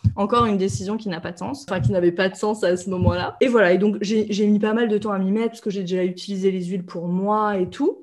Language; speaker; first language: French; native; French